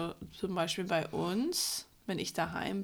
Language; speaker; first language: German; non-native, fluent; English